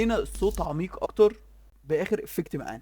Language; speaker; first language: Arabic; native; Arabic